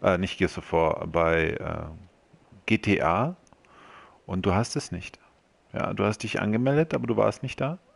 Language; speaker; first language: German; early bilingual, other home language; Croatian